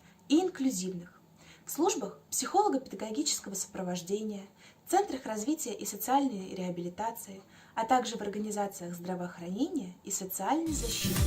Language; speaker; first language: Russian; native; Russian